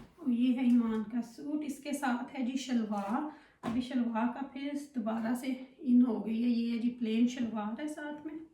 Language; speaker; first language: Urdu; native; Urdu